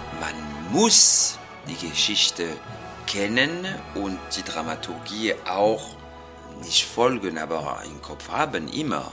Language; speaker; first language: German; non-native, fluent; French